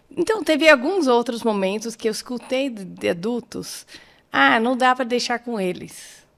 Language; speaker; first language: Portuguese; non-native, fluent; English